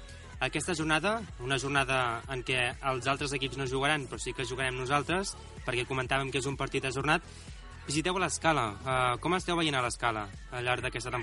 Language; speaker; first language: Catalan; native; Catalan